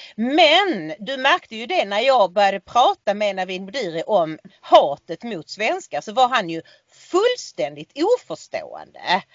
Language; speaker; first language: Swedish; native; Swedish